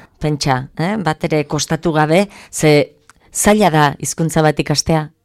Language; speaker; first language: Basque; native; Basque